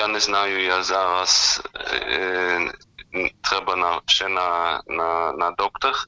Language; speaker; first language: Ukrainian; non-native, learner; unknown